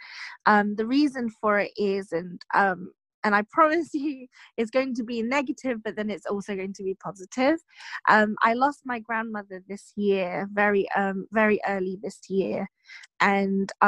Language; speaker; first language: English; native; English